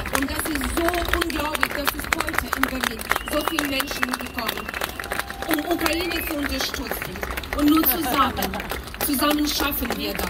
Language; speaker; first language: German; non-native, fluent; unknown